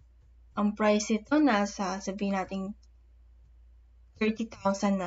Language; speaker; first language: Filipino; native; Filipino